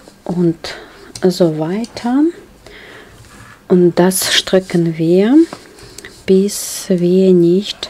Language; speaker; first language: German; non-native, learner; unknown